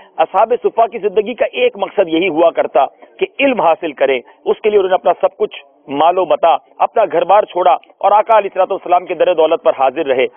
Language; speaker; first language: Urdu; native; Urdu